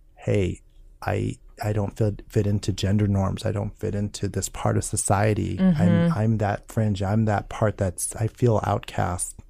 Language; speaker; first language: English; native; English